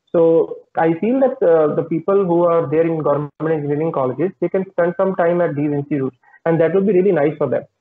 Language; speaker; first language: English; non-native, local second language; Punjabi